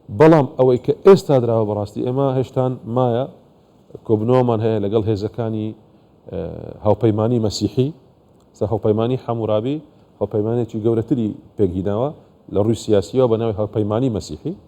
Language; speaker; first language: Central Kurdish; non-native, local second language; Assyrian Neo-Aramaic